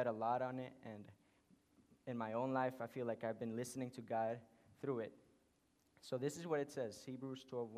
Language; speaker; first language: English; non-native, fluent; Spanish